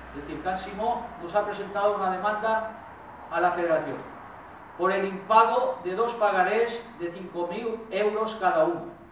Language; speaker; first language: Spanish; non-native, local second language; Catalan